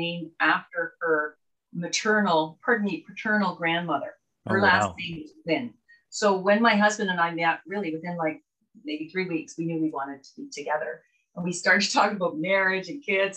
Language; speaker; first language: English; native; English